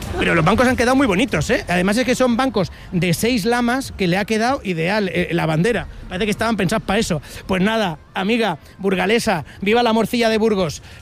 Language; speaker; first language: Spanish; native; Spanish